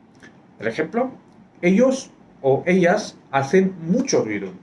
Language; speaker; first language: Spanish; non-native, fluent; Hindi